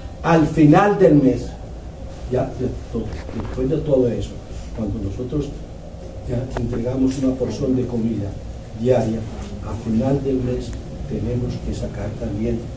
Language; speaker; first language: Spanish; non-native, fluent; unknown